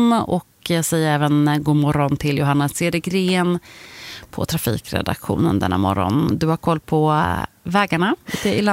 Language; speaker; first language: Swedish; native; Swedish